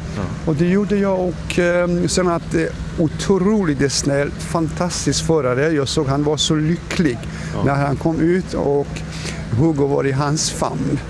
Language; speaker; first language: Swedish; non-native, fluent; Persian